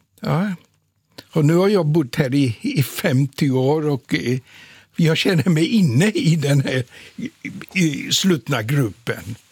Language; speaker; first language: Swedish; non-native, fluent; Polish